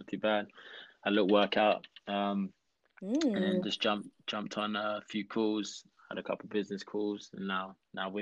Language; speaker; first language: English; native; English